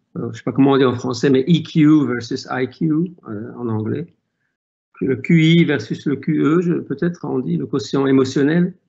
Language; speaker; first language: French; non-native, local second language; Arabic